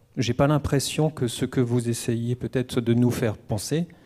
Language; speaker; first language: French; native; French